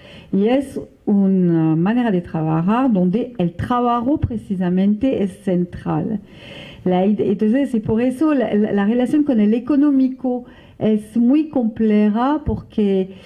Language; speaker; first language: Spanish; non-native, fluent; French